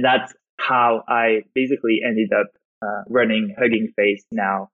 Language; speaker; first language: English; non-native, fluent; French